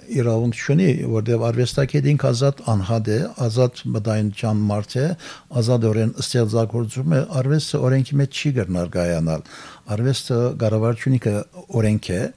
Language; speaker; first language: Armenian; early bilingual, heritage; Armenian